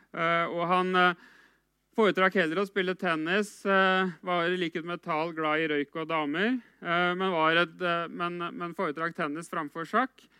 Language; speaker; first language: Norwegian; native; Norwegian